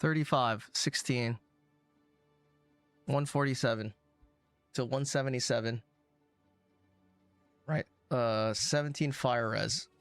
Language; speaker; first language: English; native; English